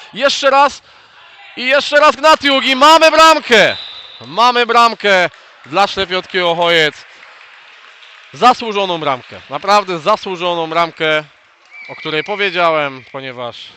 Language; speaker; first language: Polish; native; Polish